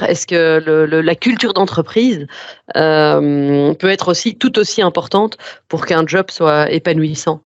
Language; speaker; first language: French; native; French